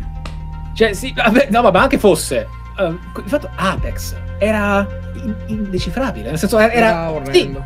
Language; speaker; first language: Italian; native; Italian